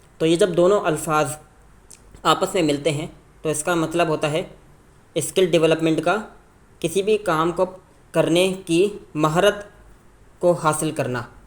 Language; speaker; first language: Urdu; native; Urdu